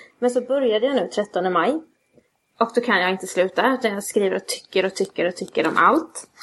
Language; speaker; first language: Swedish; native; Swedish